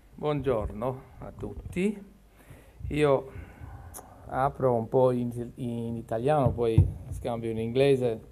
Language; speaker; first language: Italian; non-native, learner; English